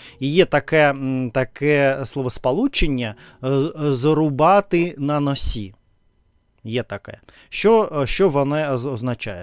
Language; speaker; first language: Ukrainian; non-native, learner; Russian